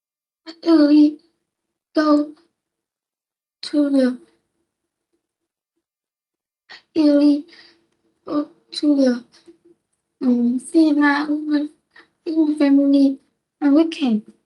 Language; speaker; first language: English; non-native, learner; Vietnamese